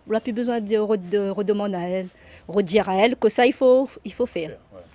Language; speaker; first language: French; non-native, local second language; Réunion Creole French